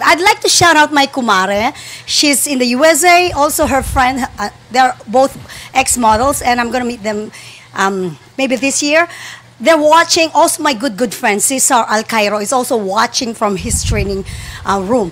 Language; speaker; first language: English; non-native, local second language; Filipino